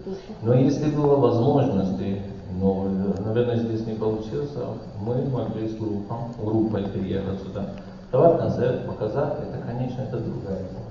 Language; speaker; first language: Russian; non-native, learner; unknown